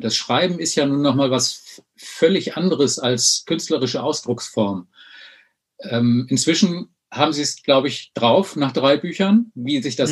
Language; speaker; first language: German; native; German